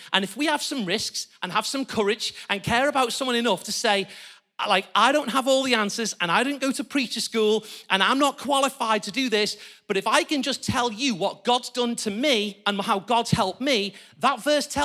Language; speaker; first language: English; native; English